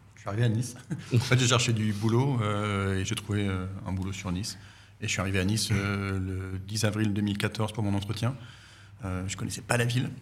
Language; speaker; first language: French; native; French